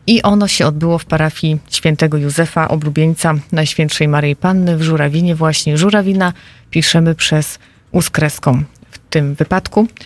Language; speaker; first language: Polish; native; Polish